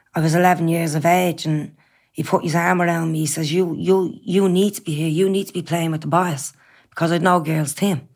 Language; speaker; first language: English; native; English